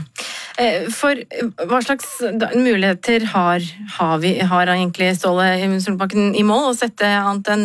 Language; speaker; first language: Norwegian; native; Norwegian